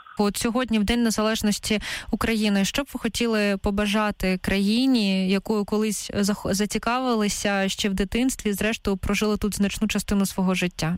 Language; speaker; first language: Ukrainian; native; Ukrainian